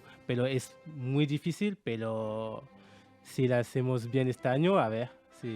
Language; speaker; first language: Spanish; non-native, learner; French